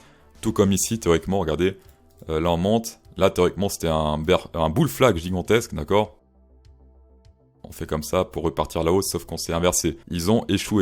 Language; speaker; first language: French; native; French